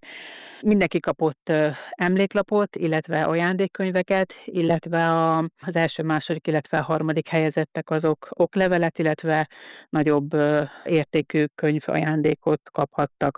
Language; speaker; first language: Hungarian; native; Hungarian